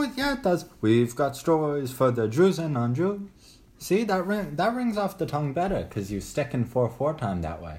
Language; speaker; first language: English; native; English